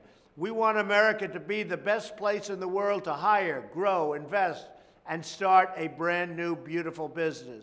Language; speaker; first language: English; native; English